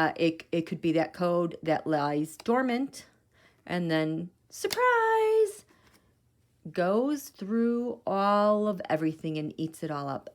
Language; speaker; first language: English; native; English